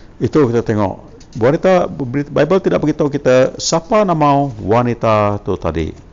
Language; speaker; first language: Malay; non-native, local second language; Iban